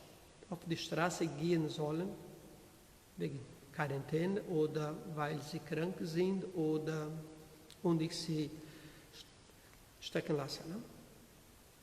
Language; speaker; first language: German; non-native, learner; Portuguese